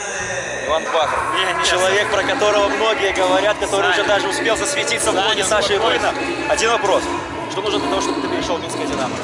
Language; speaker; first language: Russian; native; Russian